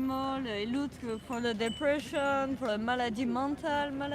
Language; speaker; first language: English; non-native, learner; French